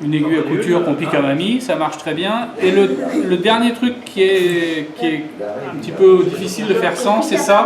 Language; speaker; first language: French; native; French